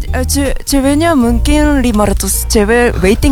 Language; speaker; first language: Indonesian; non-native, learner; Japanese